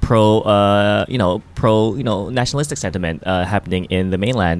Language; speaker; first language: English; non-native, local second language; Japanese